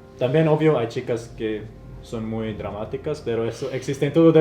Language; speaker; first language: Spanish; non-native, fluent; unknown